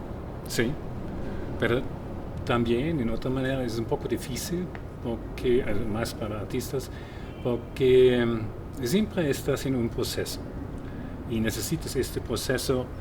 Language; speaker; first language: Spanish; non-native, fluent; German